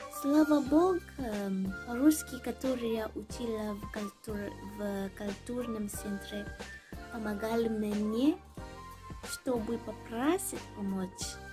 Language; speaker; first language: Russian; non-native, learner; Swahili